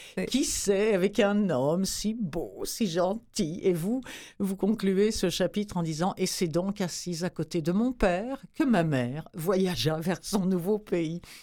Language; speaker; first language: French; native; French